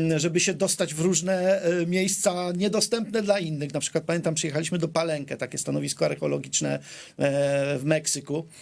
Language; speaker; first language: Polish; native; Polish